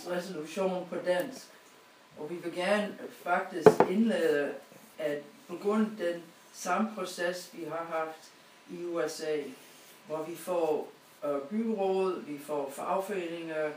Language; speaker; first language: Danish; non-native, fluent; English